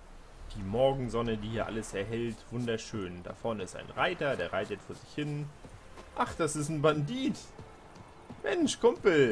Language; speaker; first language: German; native; German